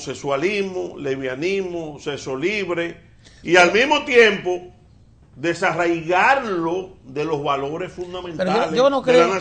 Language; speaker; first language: Spanish; native; Spanish